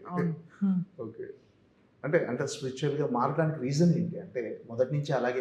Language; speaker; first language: Telugu; native; Telugu